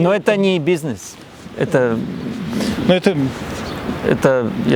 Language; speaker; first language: Russian; non-native, learner; Spanish